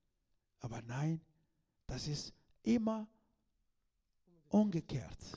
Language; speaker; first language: German; non-native, learner; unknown